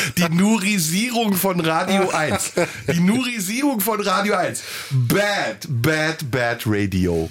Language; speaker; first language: German; early bilingual, other home language; Turkish